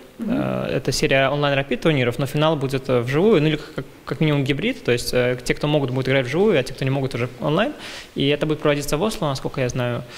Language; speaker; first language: Russian; early bilingual, heritage; Russian